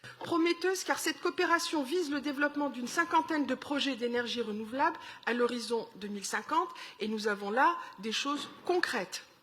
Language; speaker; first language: French; native; French